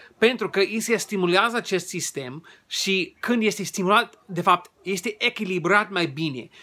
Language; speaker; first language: Romanian; non-native, fluent; English